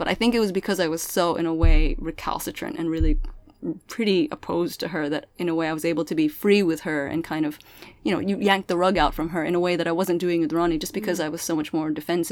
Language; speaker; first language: English; early bilingual, other home language; Pangasinan